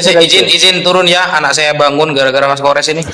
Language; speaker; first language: Indonesian; native; Indonesian